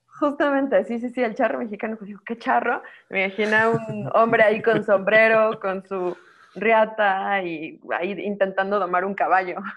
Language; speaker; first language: Spanish; native; Spanish